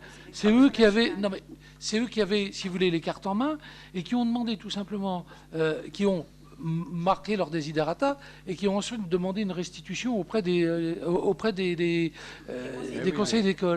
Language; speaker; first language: French; native; French